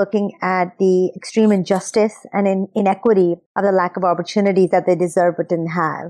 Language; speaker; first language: English; non-native, local second language; Urdu